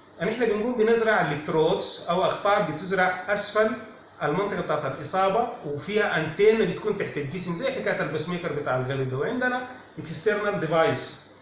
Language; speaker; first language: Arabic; native; Arabic